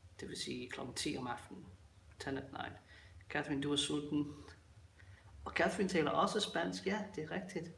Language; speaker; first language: Danish; native; Danish